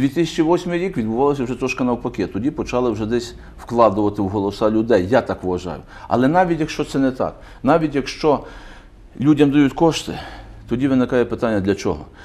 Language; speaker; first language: Ukrainian; native; Ukrainian